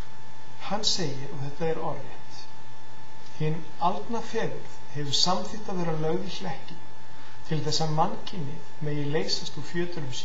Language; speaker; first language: Icelandic; native; Icelandic